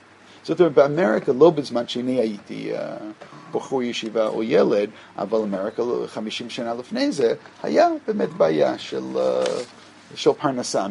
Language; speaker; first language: Hebrew; non-native, fluent; English